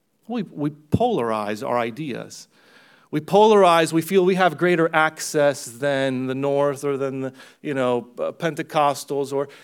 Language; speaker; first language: English; early bilingual, other home language; Romanian